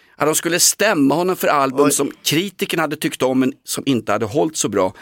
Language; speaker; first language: Swedish; native; Swedish